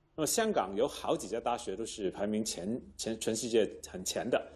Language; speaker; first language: Chinese; native; Chinese